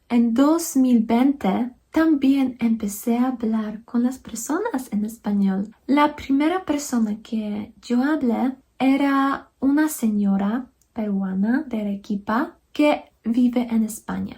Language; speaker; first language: Spanish; non-native, fluent; Polish